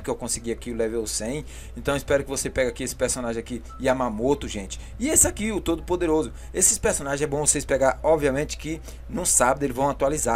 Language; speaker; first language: Portuguese; native; Portuguese